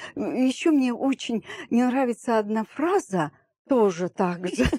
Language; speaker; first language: Russian; native; Russian